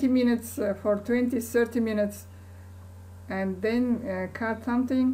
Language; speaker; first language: English; non-native, learner; Kazakh